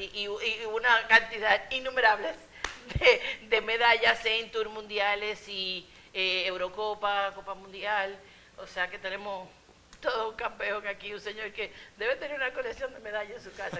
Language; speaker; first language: Spanish; native; Spanish